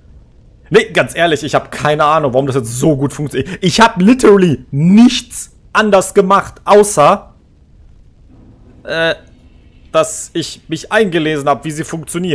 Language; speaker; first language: German; native; German